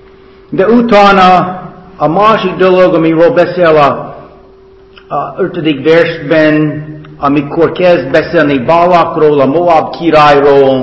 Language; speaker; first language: Hungarian; non-native, fluent; English